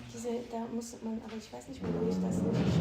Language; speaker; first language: German; non-native, fluent; Ukrainian